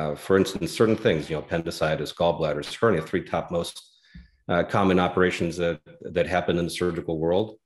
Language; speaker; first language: English; native; English